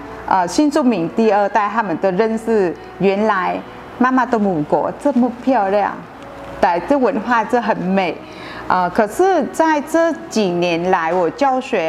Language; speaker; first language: Chinese; non-native, fluent; Vietnamese